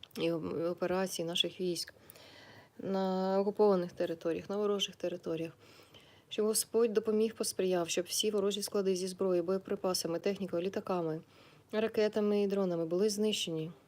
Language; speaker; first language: Ukrainian; native; Ukrainian